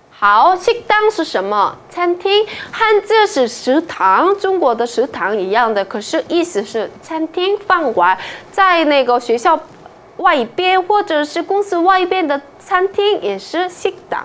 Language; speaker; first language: Chinese; non-native, fluent; Korean